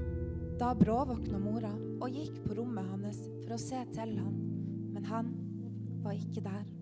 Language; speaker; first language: Norwegian; native; Norwegian